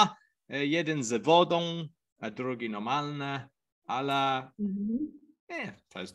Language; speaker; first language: Polish; non-native, learner; English